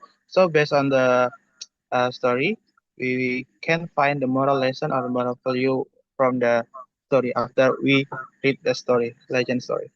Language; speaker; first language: English; non-native, learner; Indonesian